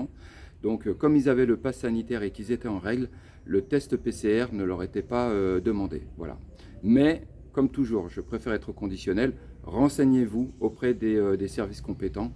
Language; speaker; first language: French; native; French